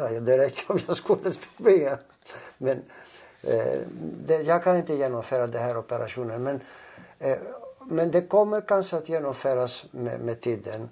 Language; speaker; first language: Swedish; non-native, fluent; Greek